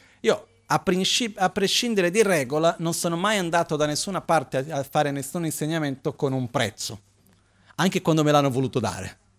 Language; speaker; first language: Italian; non-native, fluent; Portuguese